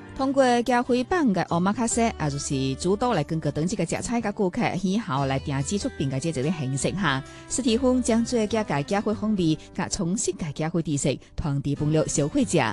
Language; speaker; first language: Chinese; non-native, local second language; Cantonese